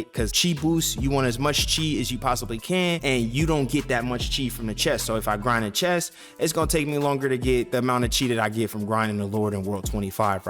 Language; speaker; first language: English; native; English